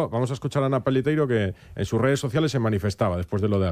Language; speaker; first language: Spanish; native; Spanish